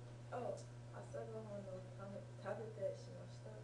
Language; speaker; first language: Japanese; non-native, learner; English